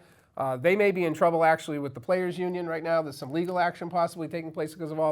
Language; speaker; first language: English; native; English